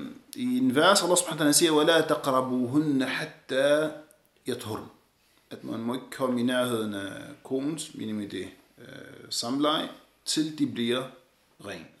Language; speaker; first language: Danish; early bilingual, other home language; Arabic